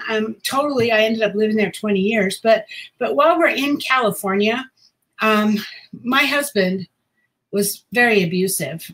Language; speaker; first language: English; native; English